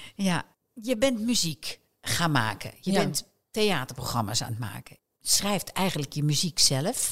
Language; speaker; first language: Dutch; native; Dutch